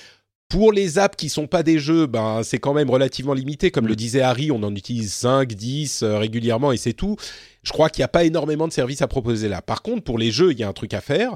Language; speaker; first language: French; native; French